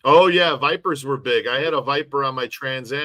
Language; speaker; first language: English; native; English